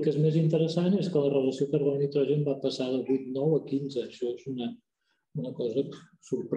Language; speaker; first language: Catalan; native; Catalan